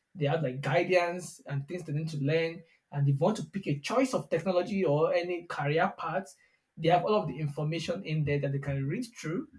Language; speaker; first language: English; non-native, local second language; Yoruba